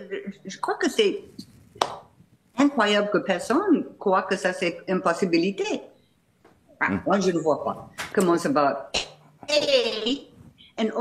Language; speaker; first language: French; non-native, fluent; English